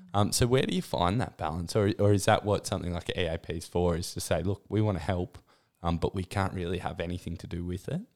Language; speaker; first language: English; native; English